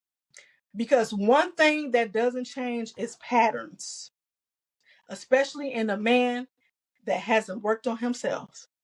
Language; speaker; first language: English; native; English